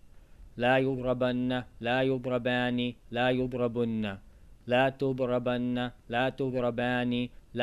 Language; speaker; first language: Arabic; non-native, fluent; English